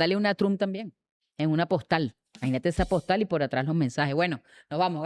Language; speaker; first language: Spanish; native; Spanish